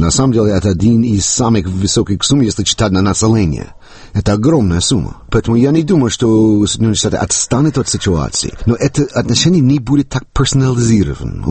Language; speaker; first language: Russian; non-native, fluent; English